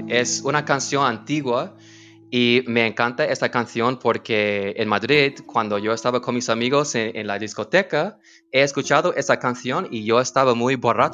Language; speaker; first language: Spanish; non-native, learner; English